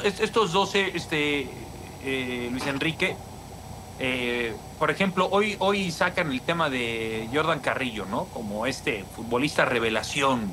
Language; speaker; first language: Spanish; native; Spanish